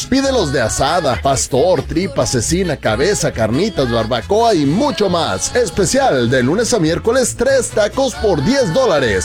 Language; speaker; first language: Spanish; native; Spanish